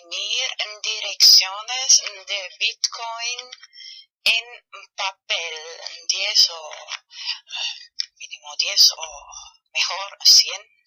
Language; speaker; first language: Spanish; non-native, learner; German